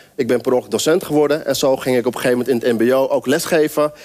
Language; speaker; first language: Dutch; native; Dutch